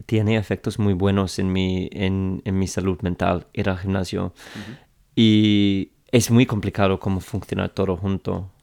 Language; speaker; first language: Spanish; non-native, fluent; English